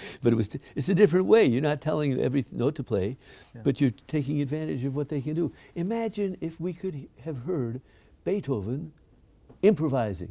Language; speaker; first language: English; native; English